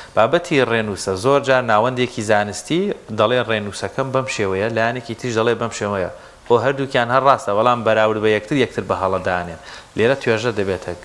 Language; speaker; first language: Central Kurdish; non-native, local second language; Gurani